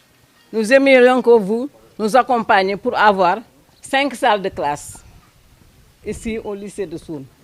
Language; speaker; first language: French; non-native, local second language; Wolof